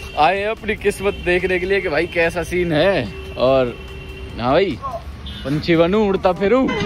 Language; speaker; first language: Hindi; native; Hindi